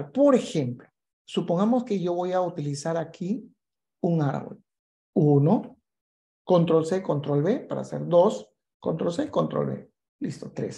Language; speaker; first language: Spanish; native; Spanish